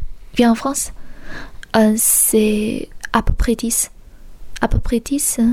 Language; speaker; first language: French; non-native, fluent; Chinese